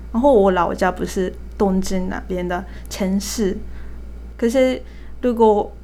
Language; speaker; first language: Chinese; non-native, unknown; Japanese